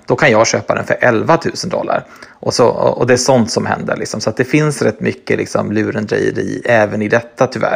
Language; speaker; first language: Swedish; native; Swedish